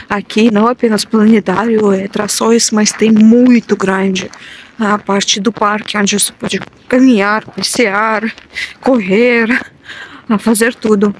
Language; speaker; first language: Portuguese; non-native, learner; Russian